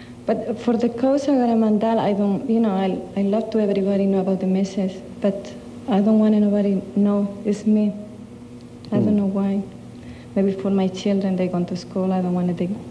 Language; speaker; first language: English; non-native, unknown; Spanish